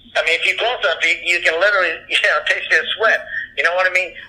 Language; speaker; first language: English; early bilingual, other home language; Japanese